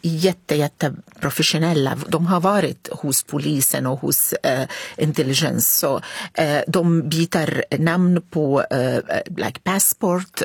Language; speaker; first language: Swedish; non-native, learner; Arabic